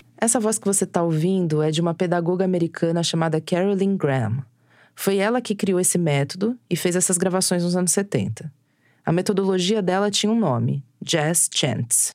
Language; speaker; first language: Portuguese; native; Portuguese